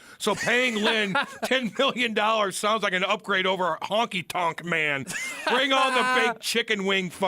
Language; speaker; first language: English; native; English